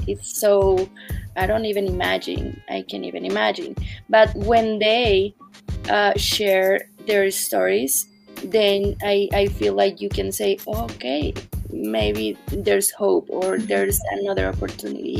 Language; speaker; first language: English; non-native, fluent; Spanish